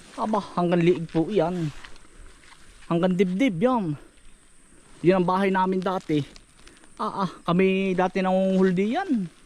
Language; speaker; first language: Filipino; native; Filipino